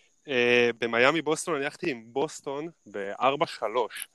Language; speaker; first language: Hebrew; native; Hebrew